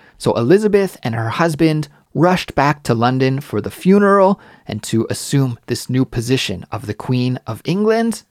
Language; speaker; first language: English; native; English